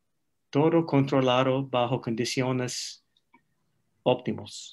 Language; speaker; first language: Spanish; non-native, fluent; English